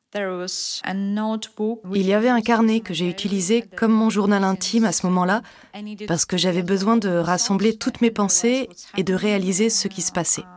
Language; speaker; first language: French; non-native, fluent; Ukrainian